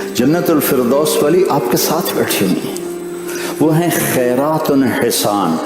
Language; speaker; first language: Urdu; non-native, local second language; Punjabi